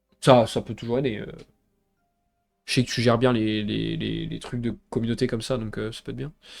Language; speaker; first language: French; native; French